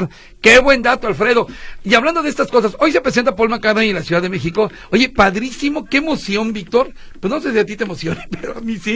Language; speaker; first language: Spanish; native; Spanish